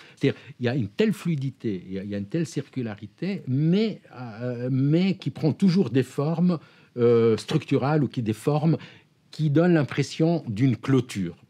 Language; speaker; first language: French; non-native, local second language; Arabic